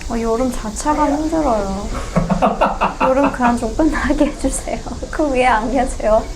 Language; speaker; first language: Korean; non-native, fluent; Persian